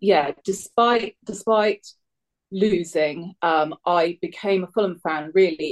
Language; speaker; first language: English; native; English